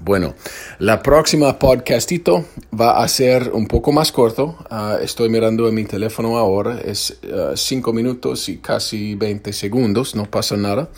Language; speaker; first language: Spanish; non-native, fluent; English